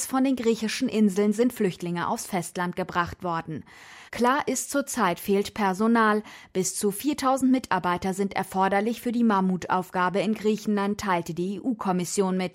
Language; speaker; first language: German; native; German